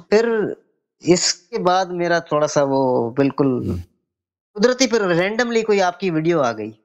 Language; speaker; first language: Urdu; native; Urdu